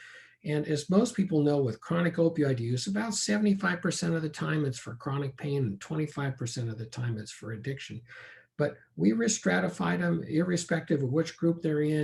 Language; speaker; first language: English; native; English